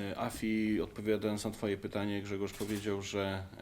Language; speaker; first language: Polish; native; Polish